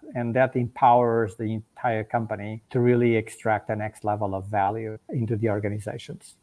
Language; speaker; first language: English; non-native, fluent; Portuguese